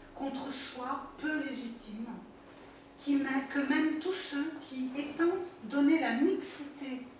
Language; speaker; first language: French; non-native, fluent; Portuguese